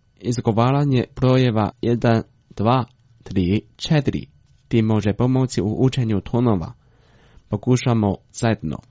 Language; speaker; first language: Croatian; non-native, fluent; Chinese